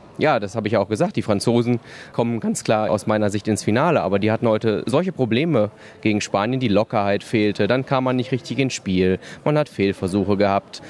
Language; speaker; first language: German; native; German